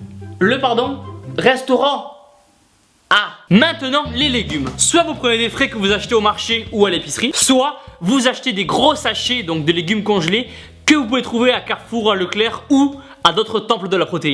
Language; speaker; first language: French; native; French